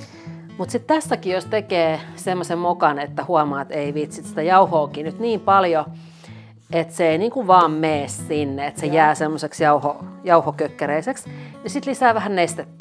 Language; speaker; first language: Finnish; native; Finnish